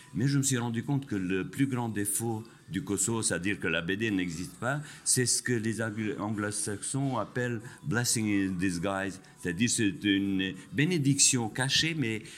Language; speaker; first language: French; non-native, fluent; Albanian